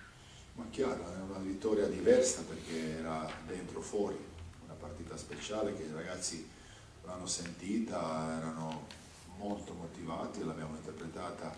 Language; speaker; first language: Italian; non-native, fluent; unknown